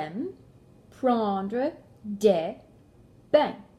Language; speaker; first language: French; non-native, local second language; English